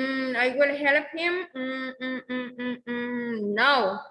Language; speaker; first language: English; non-native, fluent; Spanish